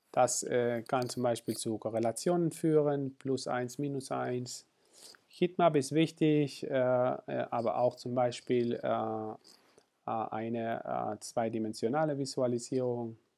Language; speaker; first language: German; non-native, fluent; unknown